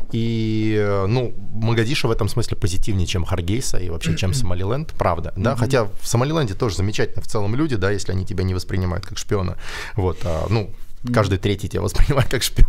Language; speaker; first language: Russian; native; Russian